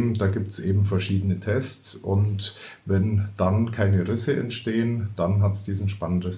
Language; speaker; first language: German; native; German